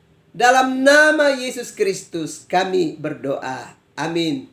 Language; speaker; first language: Indonesian; native; Indonesian